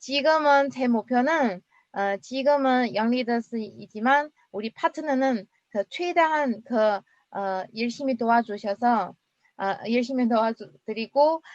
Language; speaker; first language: Korean; non-native, fluent; Chinese